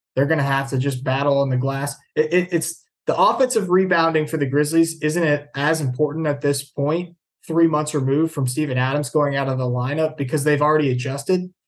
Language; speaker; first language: English; native; English